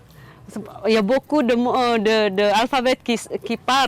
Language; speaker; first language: French; non-native, learner; Indonesian